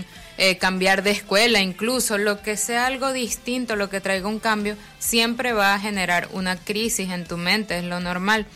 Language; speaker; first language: Spanish; native; Spanish